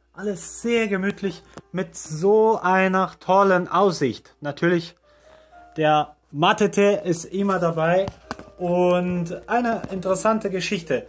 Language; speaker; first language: German; early bilingual, heritage; Portuguese